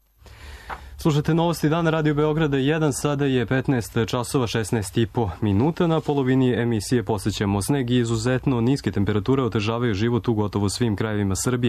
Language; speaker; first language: Croatian; native; Croatian